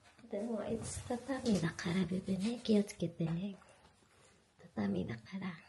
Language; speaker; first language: Japanese; native; Japanese